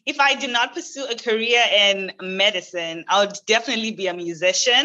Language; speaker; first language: English; non-native, local second language; Shona